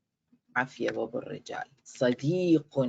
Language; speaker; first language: Arabic; non-native, fluent; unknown